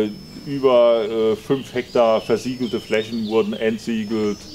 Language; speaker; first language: German; native; German